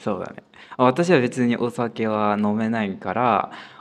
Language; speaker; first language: Japanese; non-native, fluent; Burmese